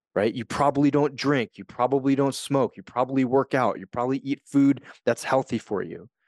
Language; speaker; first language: English; native; English